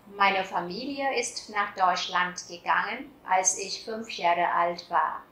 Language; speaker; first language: German; non-native, fluent; Vietnamese